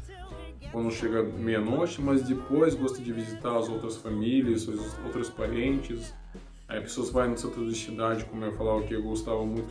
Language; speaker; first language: Portuguese; non-native, learner; Russian